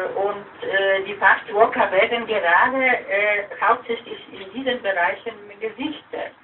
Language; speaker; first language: German; non-native, fluent; Polish